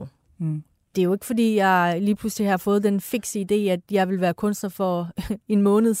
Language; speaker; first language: Danish; early bilingual, other home language; Persian